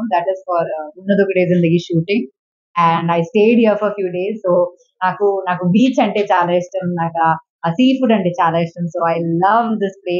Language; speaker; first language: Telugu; non-native, local second language; Malayalam